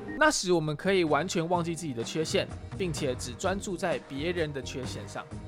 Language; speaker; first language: Chinese; early bilingual, heritage; Chinese